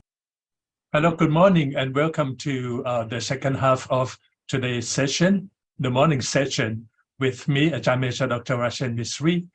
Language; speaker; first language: English; non-native, fluent; Thai